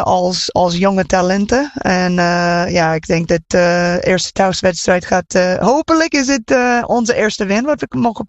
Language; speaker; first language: Dutch; non-native, fluent; English